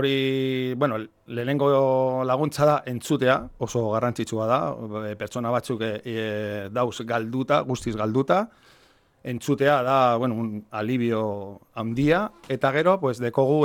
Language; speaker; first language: Basque; non-native, local second language; Spanish